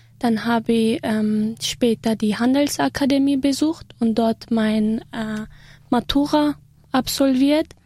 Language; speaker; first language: German; early bilingual, other home language; Arabic